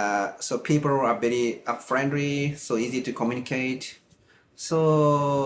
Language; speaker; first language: English; non-native, learner; Japanese